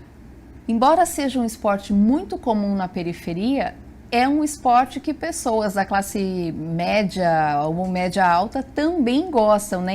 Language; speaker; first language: Portuguese; native; Portuguese